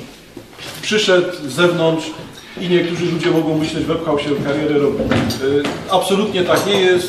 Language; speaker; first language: Polish; native; Polish